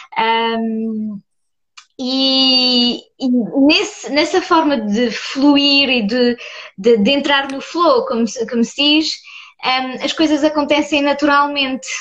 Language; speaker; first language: Portuguese; early bilingual, heritage; Portuguese